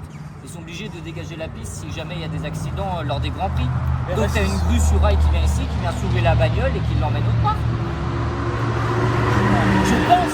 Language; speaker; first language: French; native; French